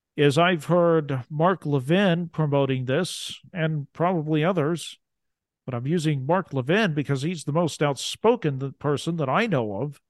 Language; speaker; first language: English; native; English